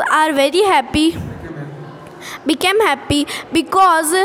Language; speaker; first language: English; non-native, learner; Hindi